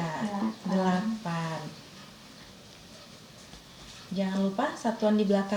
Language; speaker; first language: Indonesian; native; Indonesian